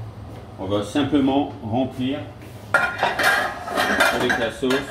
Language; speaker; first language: French; native; French